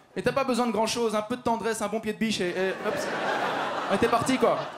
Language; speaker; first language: French; native; French